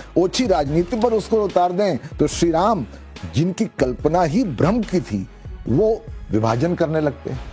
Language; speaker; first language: Hindi; native; Hindi